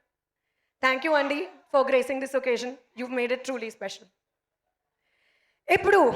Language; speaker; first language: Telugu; non-native, learner; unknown